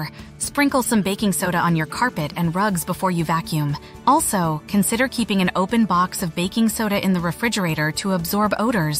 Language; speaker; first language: English; native; English